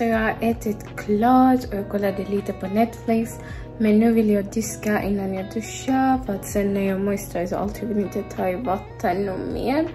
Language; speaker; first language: Swedish; non-native, fluent; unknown